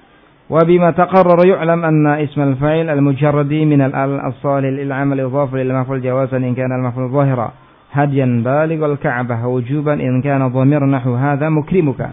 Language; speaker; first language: Arabic; non-native, fluent; Indonesian